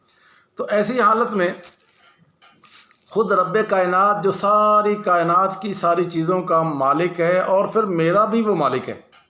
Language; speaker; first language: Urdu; non-native, local second language; Punjabi